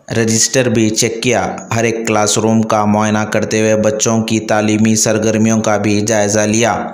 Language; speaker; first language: Urdu; native; Urdu